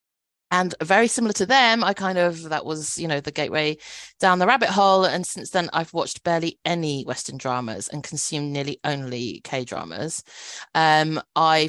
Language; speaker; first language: English; native; English